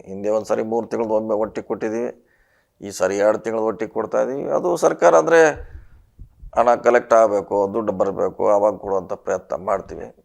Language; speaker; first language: Kannada; native; Kannada